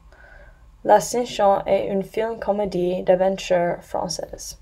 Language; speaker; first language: French; non-native, learner; English